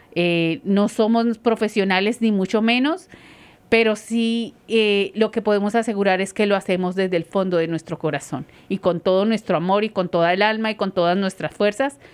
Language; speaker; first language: Spanish; native; Spanish